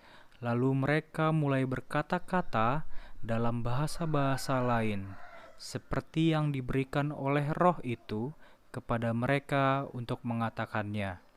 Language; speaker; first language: Indonesian; native; Indonesian